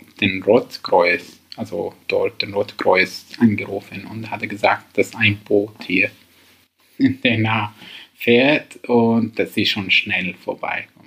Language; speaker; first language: German; non-native, learner; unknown